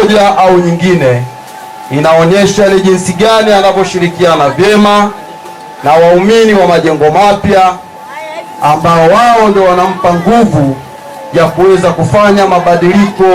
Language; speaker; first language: Swahili; native; Swahili